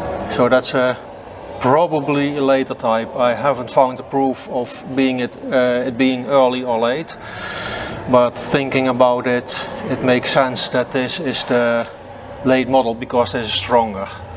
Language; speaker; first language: English; non-native, fluent; Dutch